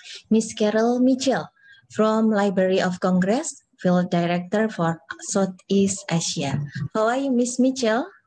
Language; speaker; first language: English; non-native, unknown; Indonesian